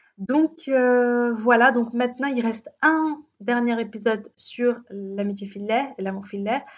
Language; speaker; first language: French; early bilingual, other home language; Arabic